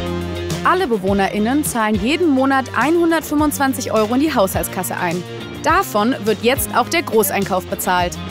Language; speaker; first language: German; native; German